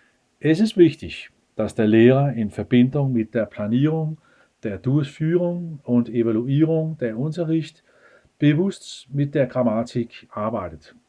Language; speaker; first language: German; non-native, fluent; Danish